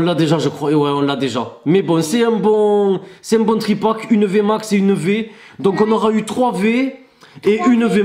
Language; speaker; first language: French; native; French